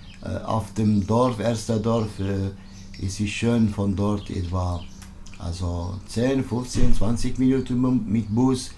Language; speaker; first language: German; non-native, learner; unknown